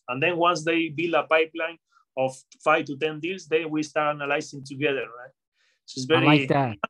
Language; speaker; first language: English; non-native, fluent; Spanish